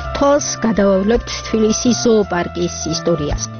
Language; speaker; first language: Georgian; native; Georgian